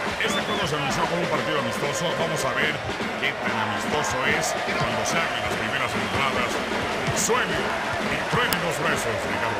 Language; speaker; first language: Spanish; native; Spanish